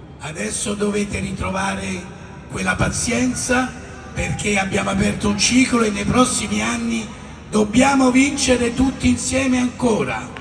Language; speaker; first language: Italian; native; Italian